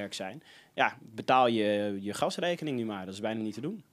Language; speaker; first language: Dutch; native; Dutch